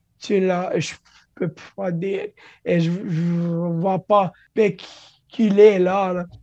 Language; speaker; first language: French; non-native, local second language; English